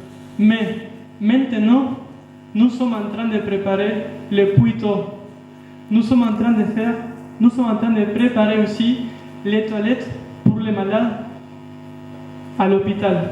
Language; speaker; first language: French; non-native, fluent; Spanish